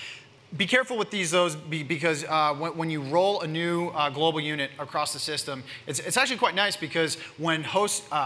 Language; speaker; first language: English; native; English